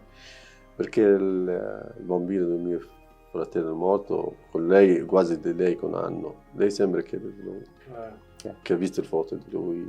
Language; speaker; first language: Italian; non-native, learner; Arabic